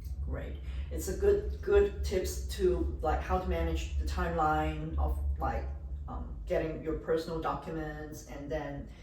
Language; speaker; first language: English; non-native, fluent; Portuguese